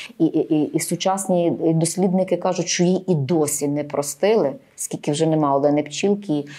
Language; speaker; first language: Ukrainian; native; Ukrainian